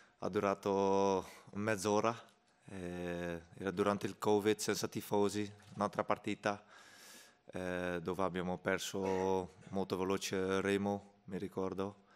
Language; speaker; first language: Italian; non-native, fluent; Dutch